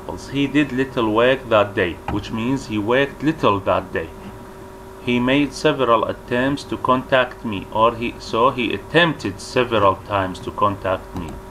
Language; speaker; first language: English; non-native, fluent; Arabic